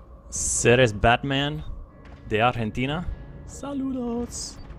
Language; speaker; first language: Spanish; non-native, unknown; English